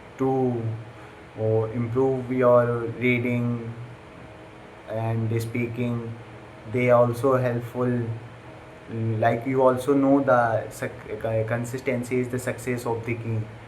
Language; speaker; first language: English; non-native, learner; Hindi